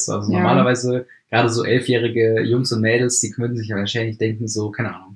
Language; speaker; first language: German; native; German